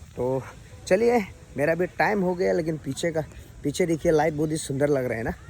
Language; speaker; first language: Hindi; non-native, local second language; Assamese